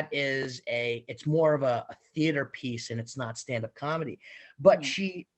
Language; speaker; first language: English; native; English